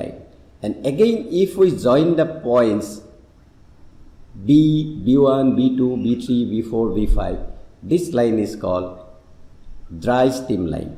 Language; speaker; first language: English; non-native, local second language; Assamese